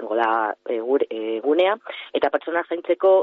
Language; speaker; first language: Basque; non-native, local second language; Spanish